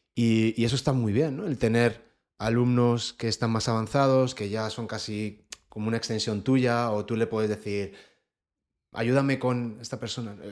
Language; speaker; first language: Spanish; native; Spanish